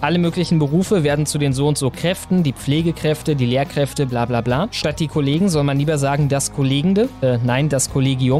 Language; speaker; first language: German; native; German